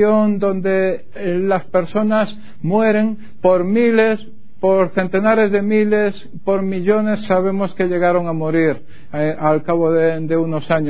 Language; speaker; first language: Spanish; native; Spanish